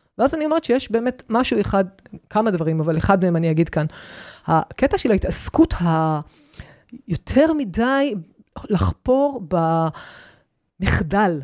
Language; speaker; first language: Hebrew; native; Hebrew